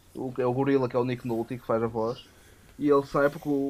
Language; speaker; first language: Portuguese; native; Portuguese